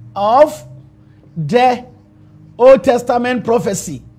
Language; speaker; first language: English; non-native, local second language; Ewe